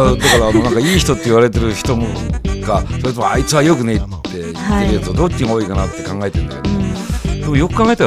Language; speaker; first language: Japanese; native; Japanese